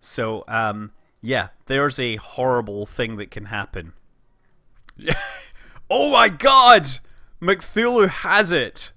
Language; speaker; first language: English; native; English